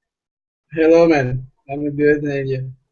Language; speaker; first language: English; non-native, fluent; Portuguese